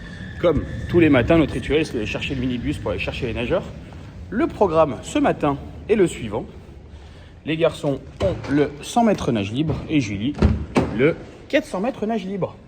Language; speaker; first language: French; native; French